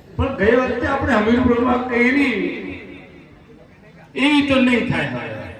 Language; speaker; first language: Gujarati; non-native, local second language; Rathawi